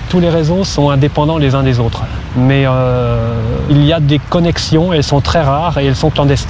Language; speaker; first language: French; native; French